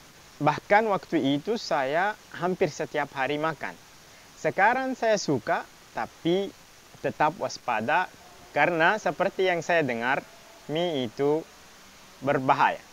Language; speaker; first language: Indonesian; non-native, fluent; Arabic